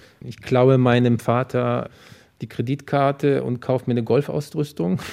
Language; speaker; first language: German; early bilingual, other home language; Polish